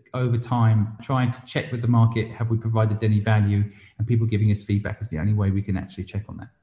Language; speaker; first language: English; native; English